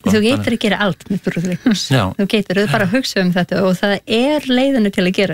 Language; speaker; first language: Icelandic; non-native, learner; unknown